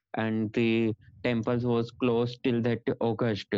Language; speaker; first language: English; non-native, local second language; Gujarati